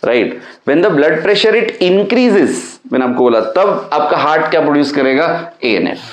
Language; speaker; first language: Hindi; non-native, local second language; Marathi